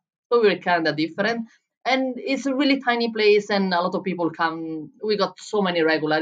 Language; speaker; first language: English; non-native, fluent; Italian